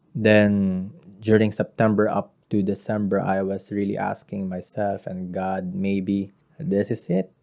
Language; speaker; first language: English; non-native, local second language; Filipino